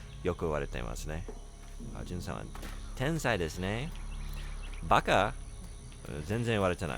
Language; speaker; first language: Japanese; non-native, learner; English